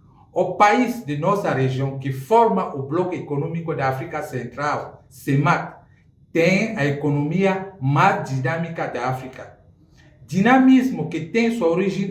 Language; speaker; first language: Portuguese; non-native, fluent; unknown